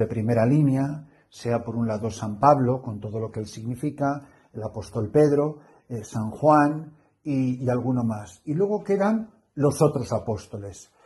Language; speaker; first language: Spanish; native; Spanish